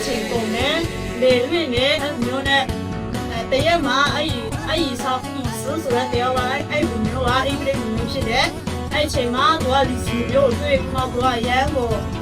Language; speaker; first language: Burmese; non-native, local second language; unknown